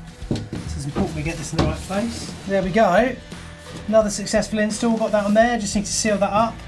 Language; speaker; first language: English; native; English